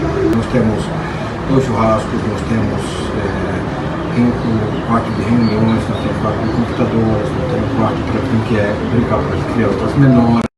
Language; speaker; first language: Portuguese; non-native, fluent; Danish